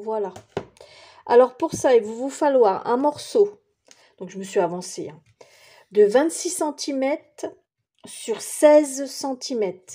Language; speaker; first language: French; native; French